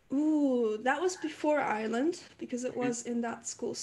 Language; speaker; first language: English; early bilingual, other home language; German